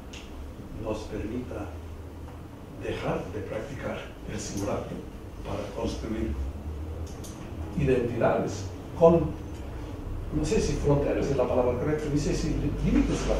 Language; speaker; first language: Spanish; non-native, fluent; English